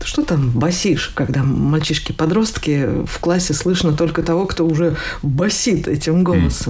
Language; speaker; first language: Russian; native; Russian